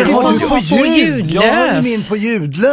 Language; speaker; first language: Swedish; native; Swedish